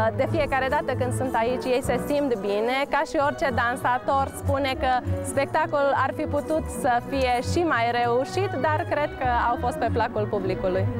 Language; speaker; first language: Romanian; non-native, local second language; Slovak